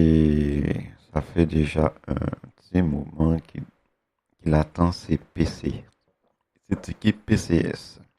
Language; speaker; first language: French; native; French